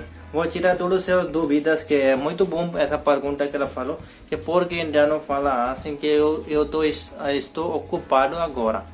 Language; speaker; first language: Portuguese; non-native, learner; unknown